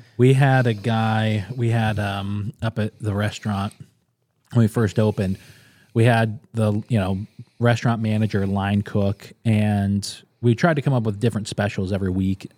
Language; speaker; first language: English; native; English